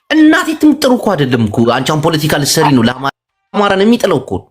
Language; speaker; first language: Amharic; native; Amharic